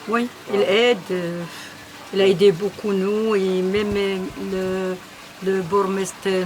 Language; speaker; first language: French; non-native, learner; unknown